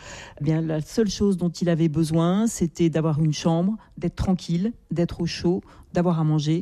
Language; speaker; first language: French; native; French